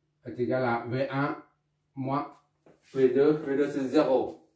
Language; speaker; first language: French; non-native, local second language; Arabic